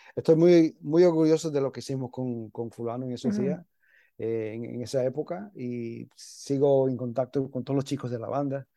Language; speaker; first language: Spanish; early bilingual, heritage; Spanish